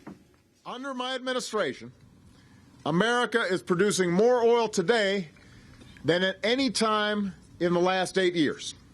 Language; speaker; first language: English; native; English